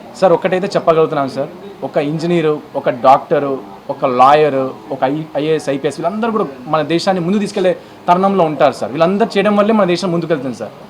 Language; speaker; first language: Telugu; native; Telugu